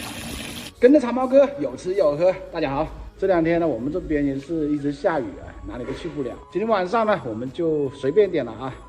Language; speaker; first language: Chinese; native; Chinese